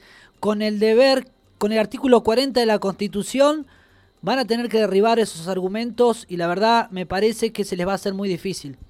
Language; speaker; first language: Spanish; native; Spanish